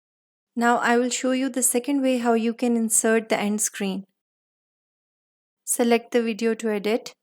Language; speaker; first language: English; non-native, local second language; Hindi